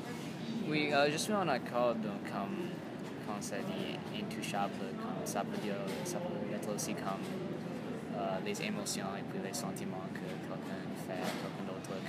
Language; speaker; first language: French; non-native, learner; English